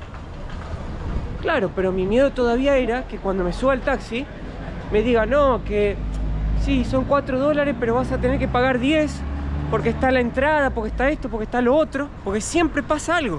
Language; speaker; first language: Spanish; native; Spanish